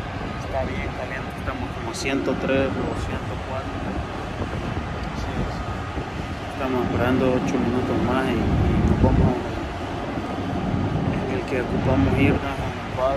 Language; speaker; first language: Spanish; early bilingual, other home language; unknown